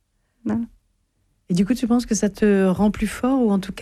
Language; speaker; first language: French; native; French